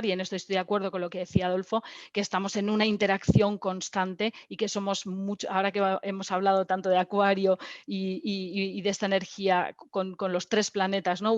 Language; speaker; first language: Spanish; native; Spanish